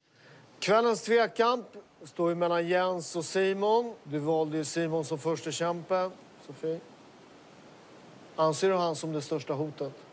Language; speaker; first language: Swedish; native; Swedish